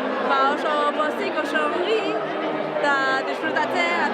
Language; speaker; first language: Basque; non-native, local second language; Spanish